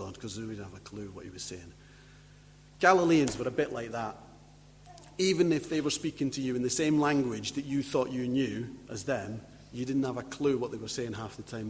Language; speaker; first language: English; native; English